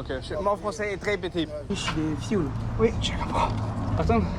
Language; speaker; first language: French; non-native, learner; German